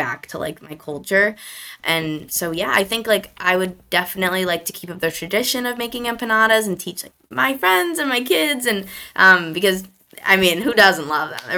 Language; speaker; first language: English; native; English